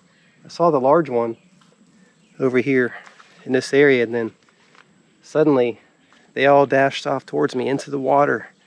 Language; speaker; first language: English; native; English